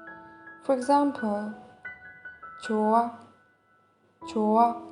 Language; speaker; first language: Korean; native; Korean